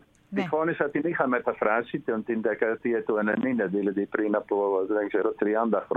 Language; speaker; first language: Greek; non-native, fluent; Dutch